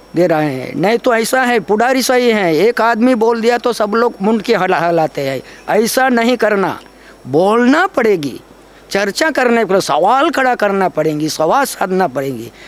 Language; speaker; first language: Hindi; non-native, local second language; Gondi